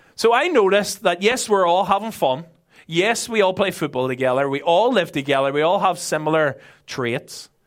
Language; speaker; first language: English; native; English